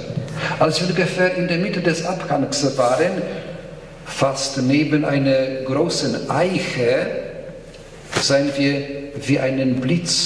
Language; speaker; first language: German; non-native, fluent; Polish